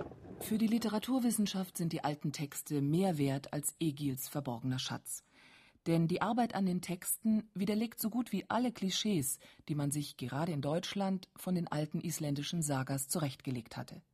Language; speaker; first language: German; native; German